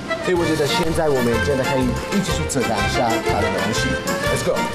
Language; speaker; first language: Chinese; non-native, learner; Italian